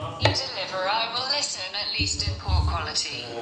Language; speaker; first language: English; non-native, learner; Russian